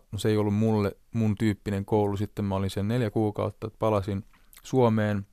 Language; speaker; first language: Finnish; non-native, local second language; Hebrew